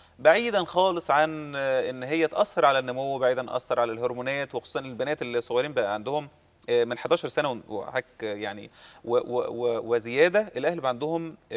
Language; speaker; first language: Arabic; native; Arabic